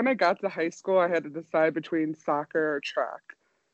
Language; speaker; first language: English; native; English